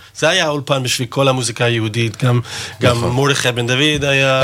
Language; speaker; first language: Hebrew; non-native, fluent; English